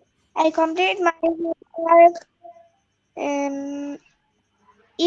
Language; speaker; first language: English; non-native, learner; Bangla